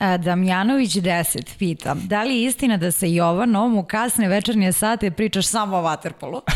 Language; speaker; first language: Serbian; native; Serbian